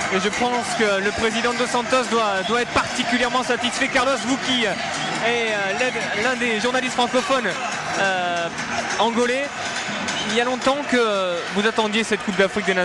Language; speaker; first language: French; native; French